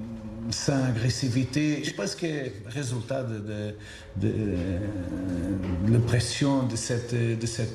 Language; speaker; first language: French; non-native, fluent; Portuguese